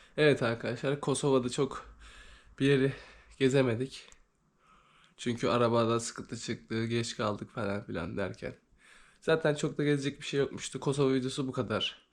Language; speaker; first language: Turkish; native; Turkish